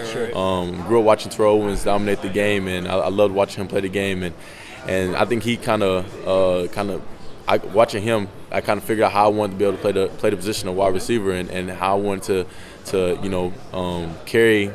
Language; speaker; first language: English; native; English